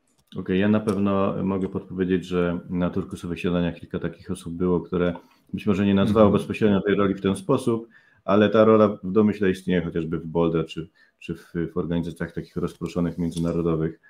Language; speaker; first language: Polish; native; Polish